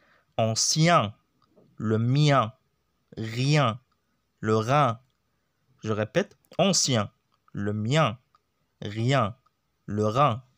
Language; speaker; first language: French; non-native, local second language; Arabic